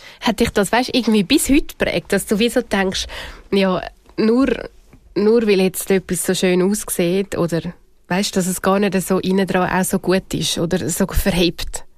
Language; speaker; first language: German; native; German